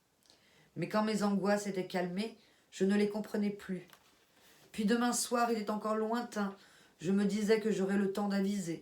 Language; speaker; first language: French; native; French